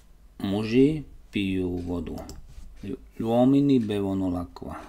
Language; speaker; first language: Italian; non-native, learner; Slovak